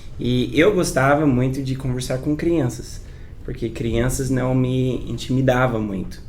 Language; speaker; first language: Portuguese; non-native, fluent; English